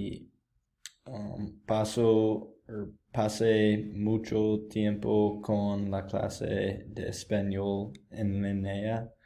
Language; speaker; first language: Spanish; non-native, learner; English